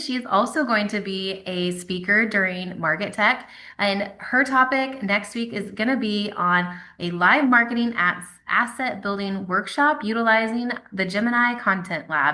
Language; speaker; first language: English; native; English